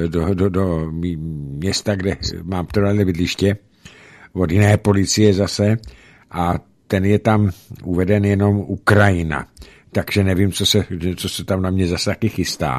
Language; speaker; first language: Czech; native; Czech